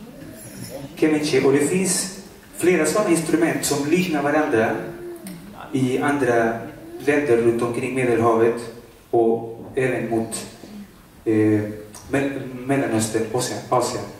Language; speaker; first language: Swedish; non-native, fluent; Spanish